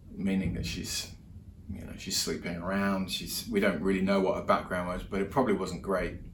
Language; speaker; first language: English; native; English